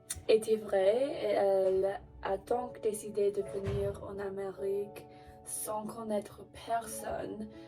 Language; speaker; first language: French; non-native, learner; English